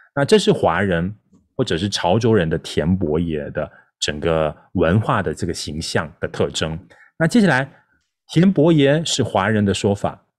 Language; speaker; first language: Chinese; non-native, local second language; Min Nan Chinese